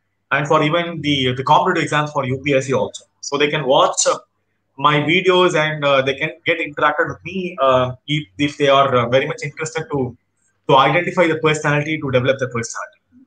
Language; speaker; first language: English; non-native, local second language; Tamil